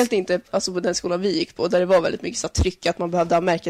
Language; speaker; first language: Swedish; native; Swedish